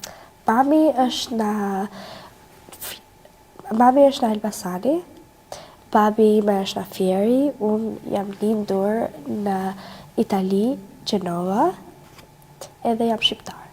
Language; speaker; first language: Albanian; early bilingual, heritage; Albanian